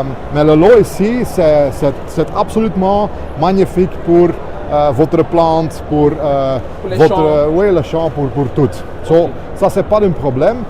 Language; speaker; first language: French; non-native, local second language; Dutch